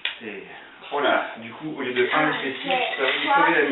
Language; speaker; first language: French; native; French